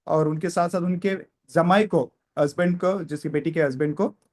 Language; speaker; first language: Hindi; non-native, local second language; Kannada